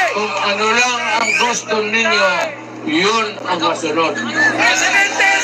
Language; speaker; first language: Filipino; non-native, local second language; Cebuano